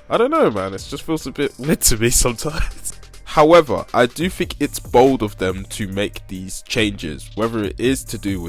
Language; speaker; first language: English; native; English